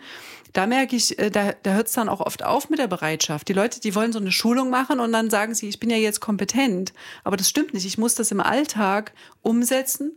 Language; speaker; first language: German; native; German